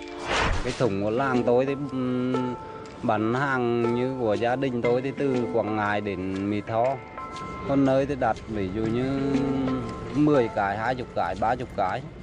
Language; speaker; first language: Vietnamese; native; Vietnamese